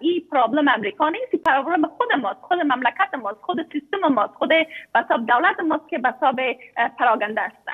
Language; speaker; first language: Persian; native; Persian